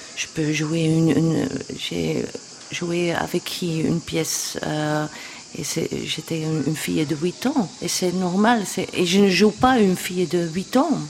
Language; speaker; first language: French; non-native, local second language; Dutch